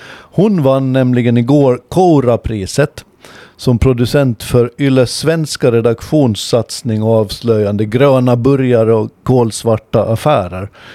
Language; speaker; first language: Swedish; native; Swedish